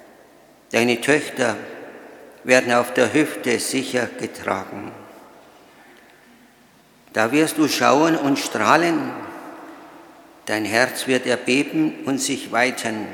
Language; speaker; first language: German; native; German